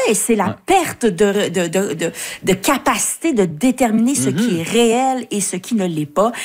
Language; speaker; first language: French; native; French